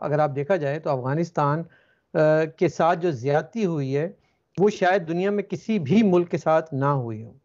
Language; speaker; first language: Urdu; native; Urdu